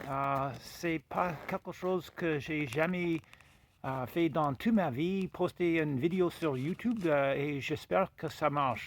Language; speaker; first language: French; non-native, fluent; English